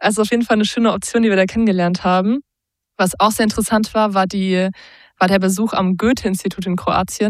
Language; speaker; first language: German; native; German